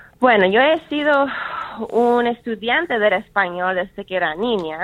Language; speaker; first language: Spanish; early bilingual, heritage; Spanish